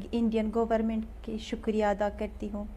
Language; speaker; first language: Hindi; non-native, learner; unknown